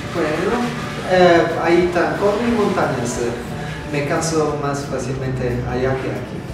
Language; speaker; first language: Spanish; non-native, fluent; Italian